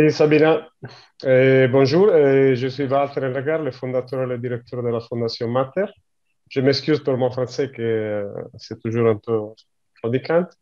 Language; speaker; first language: French; non-native, learner; Italian